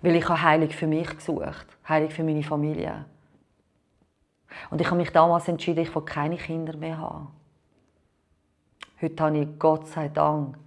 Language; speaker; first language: German; non-native, fluent; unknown